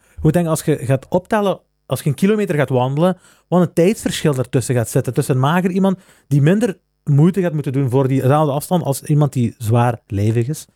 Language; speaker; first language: Dutch; native; Dutch